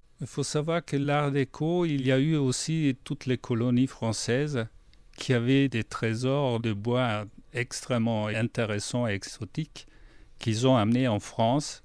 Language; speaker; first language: French; non-native, fluent; German